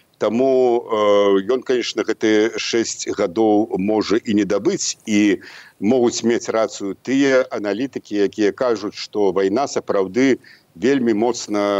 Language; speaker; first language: Belarusian; native; Belarusian